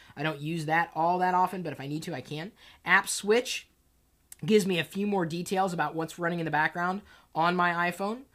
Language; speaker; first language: English; native; English